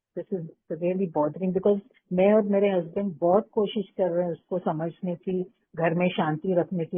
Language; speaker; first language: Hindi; non-native, local second language; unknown